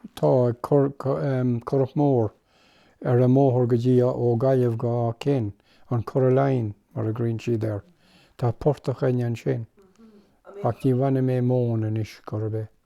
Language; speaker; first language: Irish; non-native, local second language; English